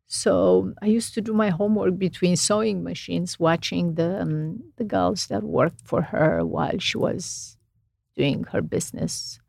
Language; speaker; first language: English; non-native, fluent; Romanian